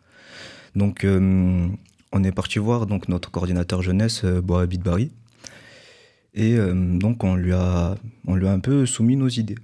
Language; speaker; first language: French; native; French